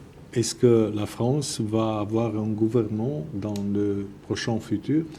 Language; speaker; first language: French; non-native, fluent; Romanian